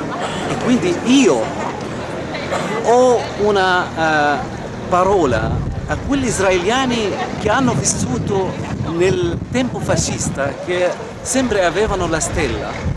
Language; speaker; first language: Italian; non-native, fluent; Arabic